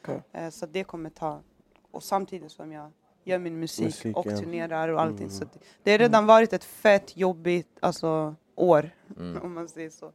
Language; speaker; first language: Swedish; native; Swedish